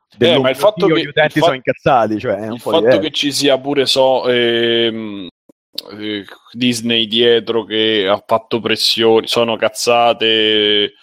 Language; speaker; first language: Italian; native; Italian